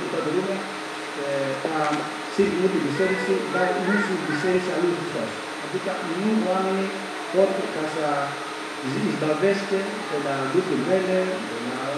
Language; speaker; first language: Romanian; non-native, learner; Greek